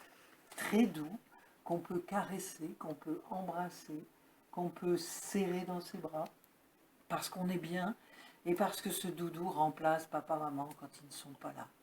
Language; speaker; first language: French; native; French